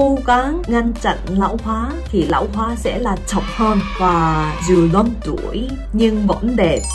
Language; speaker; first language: Vietnamese; non-native, fluent; Korean